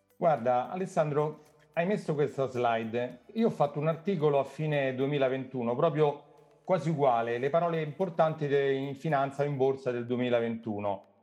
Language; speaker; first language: Italian; native; Italian